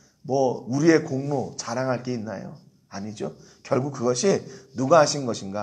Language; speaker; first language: Korean; native; Korean